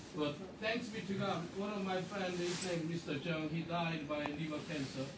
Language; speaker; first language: English; non-native, learner; Korean